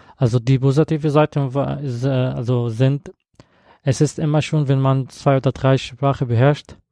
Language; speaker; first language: German; non-native, learner; Arabic